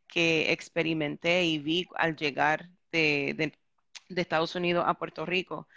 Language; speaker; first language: Spanish; early bilingual, heritage; Spanish